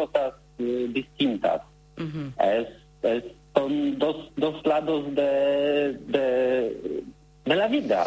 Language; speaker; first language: Spanish; non-native, learner; Polish